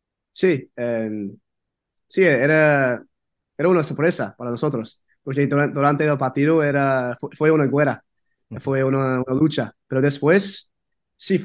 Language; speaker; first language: Spanish; non-native, fluent; English